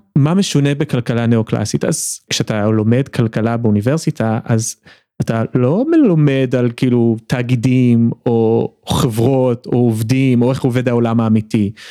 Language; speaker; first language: Hebrew; early bilingual, other home language; English